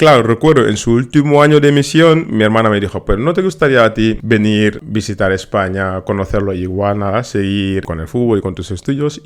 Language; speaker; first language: Spanish; non-native, fluent; Wolof